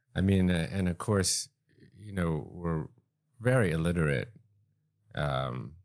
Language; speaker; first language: English; native; English